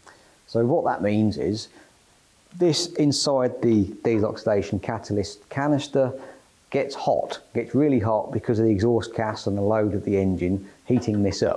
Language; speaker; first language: English; native; English